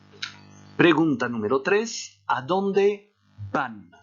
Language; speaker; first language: Spanish; non-native, fluent; French